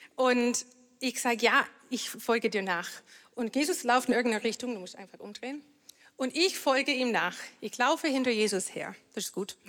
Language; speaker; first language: German; non-native, fluent; English